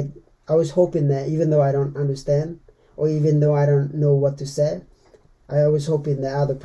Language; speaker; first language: English; non-native, fluent; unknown